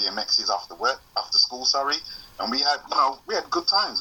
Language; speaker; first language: English; native; English